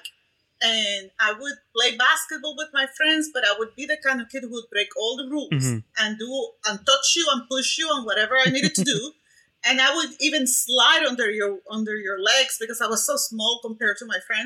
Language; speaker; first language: English; non-native, fluent; Spanish